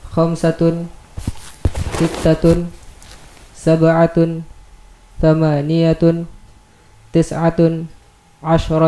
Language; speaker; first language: Arabic; non-native, learner; Indonesian